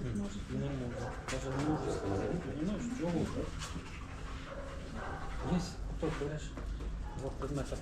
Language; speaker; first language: Russian; non-native, local second language; Ukrainian